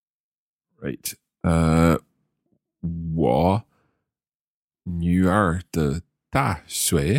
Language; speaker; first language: Chinese; non-native, learner; English